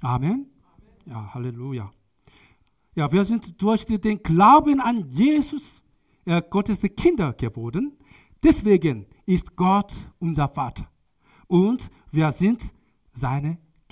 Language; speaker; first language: German; non-native, learner; Korean